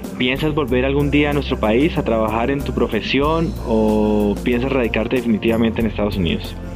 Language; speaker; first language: Spanish; native; Spanish